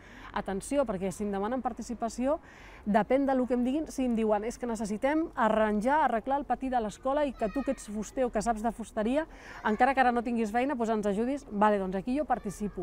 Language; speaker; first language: Catalan; native; Catalan